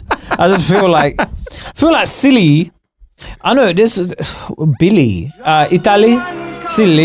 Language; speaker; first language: English; native; English